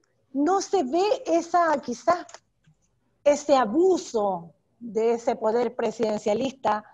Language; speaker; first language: Spanish; native; Spanish